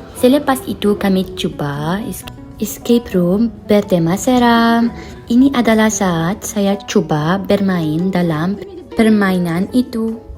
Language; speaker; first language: Malay; non-native, learner; Arabic